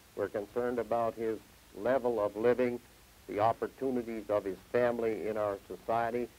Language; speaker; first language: English; native; English